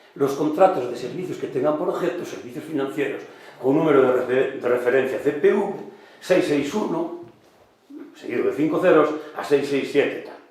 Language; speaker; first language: Spanish; non-native, local second language; Galician